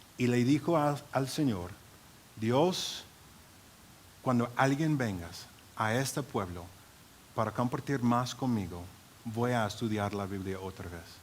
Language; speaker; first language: Spanish; non-native, fluent; English